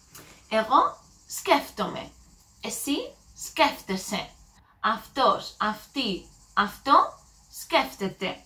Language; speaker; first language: Greek; non-native, learner; English